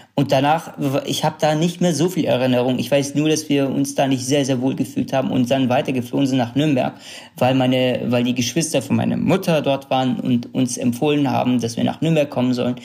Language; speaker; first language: German; early bilingual, other home language; Kurdish